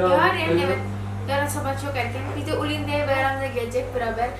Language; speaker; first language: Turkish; non-native, learner; Indonesian